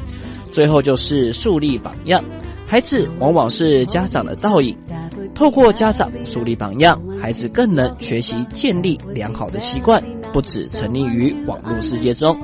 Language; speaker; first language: Chinese; native; Chinese